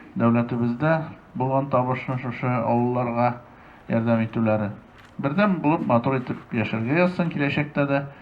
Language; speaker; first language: Tatar; native; Tatar